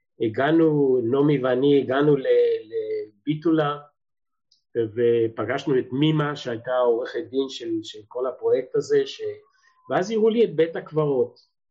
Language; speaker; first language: Hebrew; early bilingual, other home language; Serbian